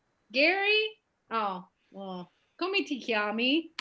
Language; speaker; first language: Italian; non-native, fluent; English